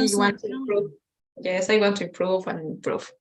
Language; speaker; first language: English; non-native, learner; Spanish